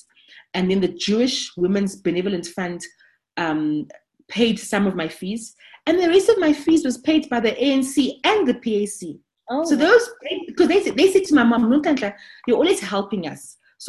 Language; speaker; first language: English; non-native, local second language; Zulu